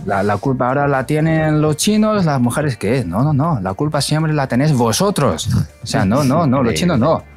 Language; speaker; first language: Spanish; non-native, fluent; Chinese